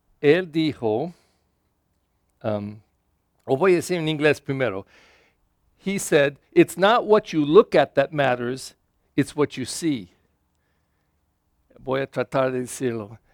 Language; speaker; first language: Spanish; non-native, learner; English